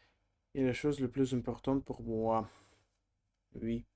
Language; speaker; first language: French; non-native, learner; Russian